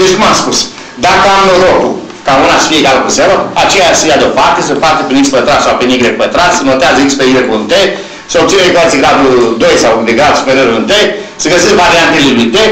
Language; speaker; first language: Romanian; native; Romanian